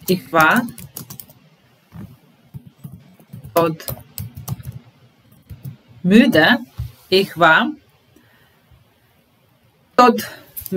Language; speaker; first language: German; non-native, fluent; Serbian